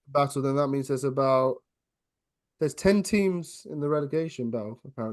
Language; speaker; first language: English; native; English